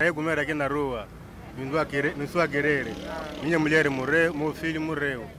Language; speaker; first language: Portuguese; non-native, local second language; Makhuwa